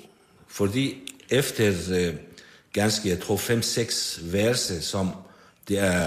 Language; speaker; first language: Danish; non-native, fluent; Persian